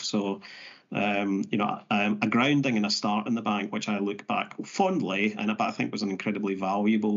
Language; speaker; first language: English; native; English